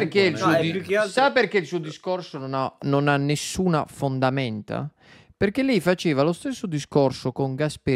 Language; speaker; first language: Italian; native; Italian